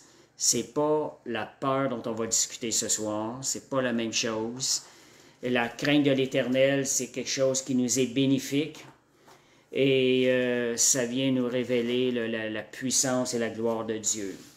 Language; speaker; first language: French; native; French